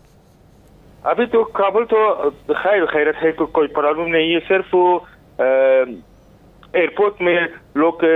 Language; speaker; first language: Hindi; non-native, learner; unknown